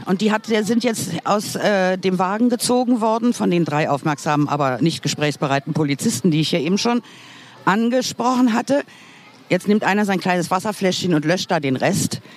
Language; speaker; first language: German; native; German